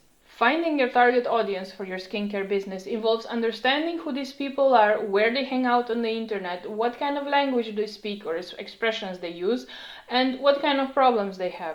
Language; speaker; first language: English; non-native, fluent; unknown